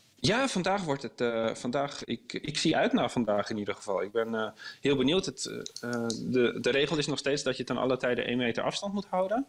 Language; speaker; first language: Dutch; native; Dutch